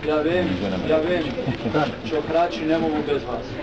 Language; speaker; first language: Slovak; non-native, learner; Serbian